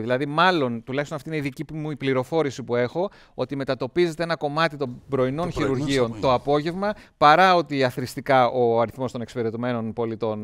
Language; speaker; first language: Greek; native; Greek